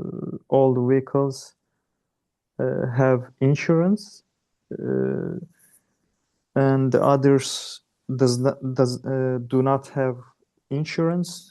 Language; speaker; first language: English; non-native, learner; Turkish